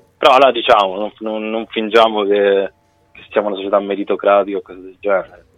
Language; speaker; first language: Italian; native; Italian